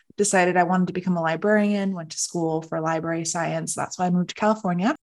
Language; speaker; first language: English; native; English